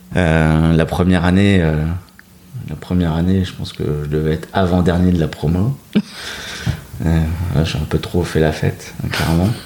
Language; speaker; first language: French; native; French